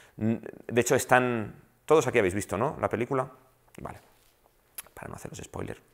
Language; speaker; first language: Spanish; native; Spanish